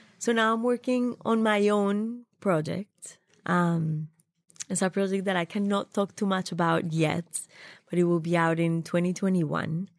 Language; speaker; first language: English; non-native, fluent; Spanish